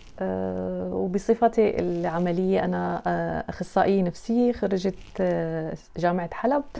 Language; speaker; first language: Arabic; native; Arabic